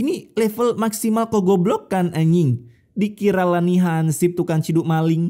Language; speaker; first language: Indonesian; native; Indonesian